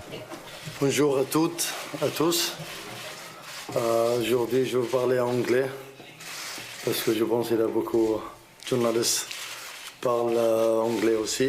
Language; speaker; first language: French; non-native, learner; Arabic